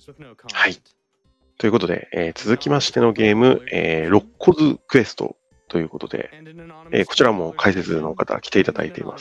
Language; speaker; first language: Japanese; native; Japanese